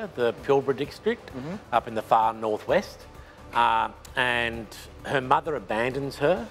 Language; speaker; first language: English; native; English